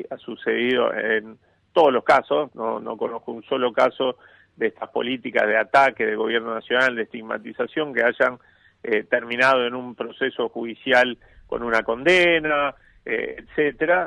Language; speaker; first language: Spanish; native; Spanish